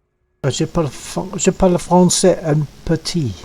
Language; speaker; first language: French; non-native, learner; English